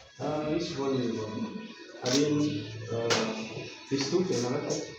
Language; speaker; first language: German; non-native, learner; Kinyarwanda